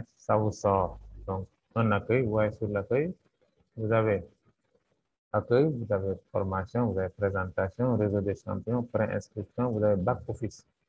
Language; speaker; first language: French; non-native, local second language; Wolof